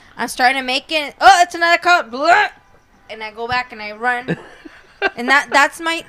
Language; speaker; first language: English; early bilingual, other home language; Spanish